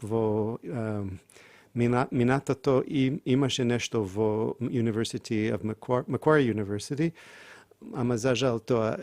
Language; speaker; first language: Macedonian; non-native, fluent; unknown